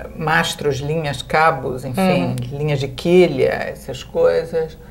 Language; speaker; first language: Portuguese; native; Portuguese